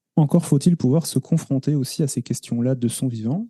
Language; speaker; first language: French; native; French